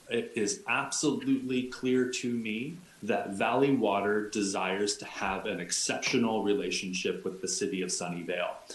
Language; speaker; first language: English; native; English